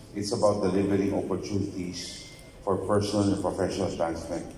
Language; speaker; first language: English; non-native, local second language; Filipino